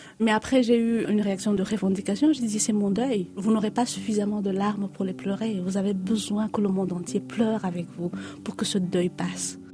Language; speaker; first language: French; non-native, local second language; Lingala